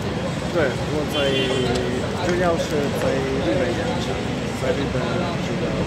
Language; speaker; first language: Chinese; non-native, learner; Italian